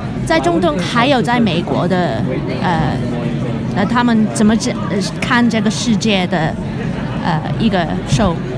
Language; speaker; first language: Chinese; early bilingual, other home language; Cantonese